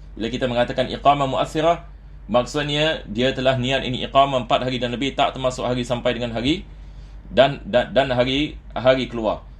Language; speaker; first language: Malay; native; Malay